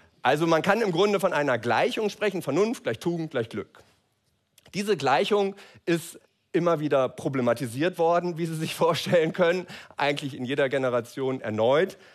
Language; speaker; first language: German; native; German